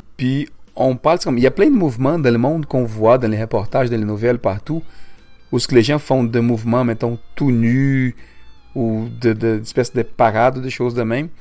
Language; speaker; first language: French; non-native, fluent; Portuguese